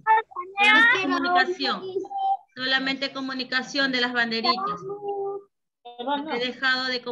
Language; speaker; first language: Spanish; native; Spanish